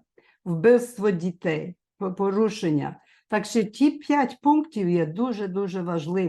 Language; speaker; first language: Ukrainian; early bilingual, heritage; Ukrainian